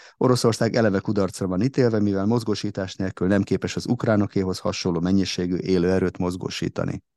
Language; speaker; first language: Hungarian; native; Hungarian